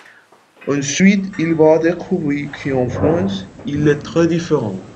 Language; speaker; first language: French; non-native, learner; Spanish